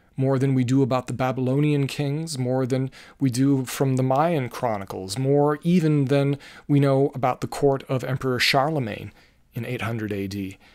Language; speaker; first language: English; native; English